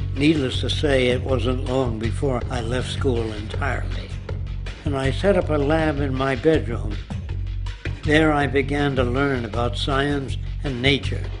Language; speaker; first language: English; native; English